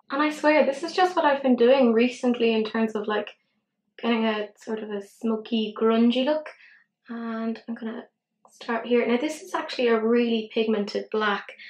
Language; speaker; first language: English; native; English